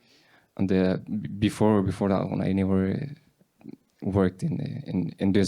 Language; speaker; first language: English; non-native, learner; Persian